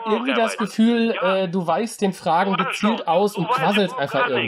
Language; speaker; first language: German; native; German